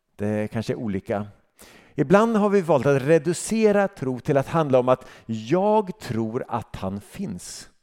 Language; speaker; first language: Swedish; native; Swedish